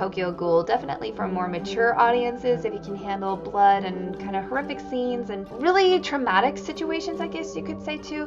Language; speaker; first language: English; native; English